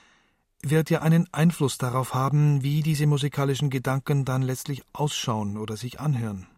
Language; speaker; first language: German; native; German